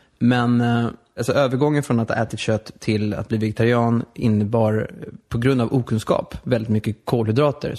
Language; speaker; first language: Swedish; native; Swedish